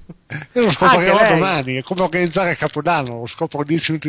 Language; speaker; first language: Italian; native; Italian